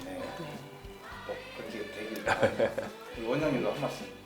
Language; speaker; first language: Korean; native; Korean